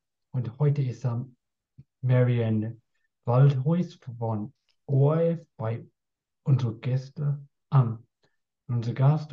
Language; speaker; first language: German; non-native, learner; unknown